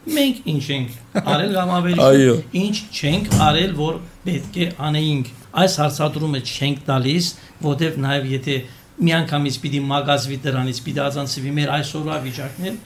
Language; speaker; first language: Armenian; native; Armenian